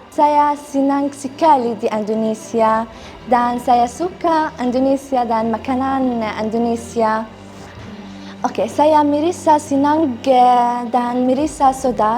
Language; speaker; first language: Indonesian; non-native, learner; Arabic